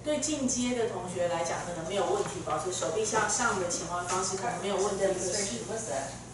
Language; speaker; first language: Chinese; native; Chinese